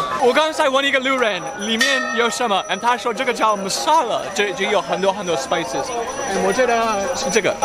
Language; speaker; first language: Chinese; non-native, learner; English